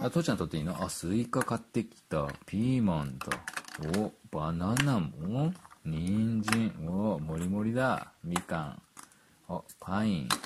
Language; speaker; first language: Japanese; native; Japanese